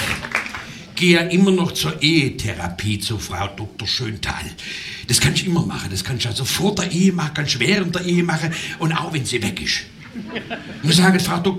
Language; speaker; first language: German; native; German